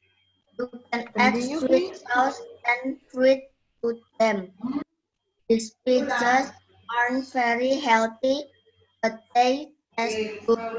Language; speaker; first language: English; non-native, learner; Indonesian